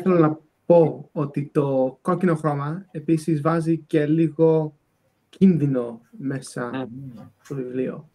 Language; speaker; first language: Greek; early bilingual, other home language; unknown